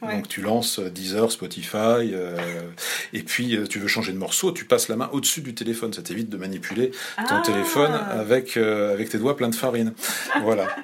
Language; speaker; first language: French; native; French